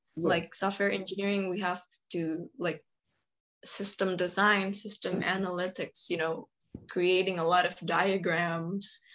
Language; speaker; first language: English; non-native, fluent; Indonesian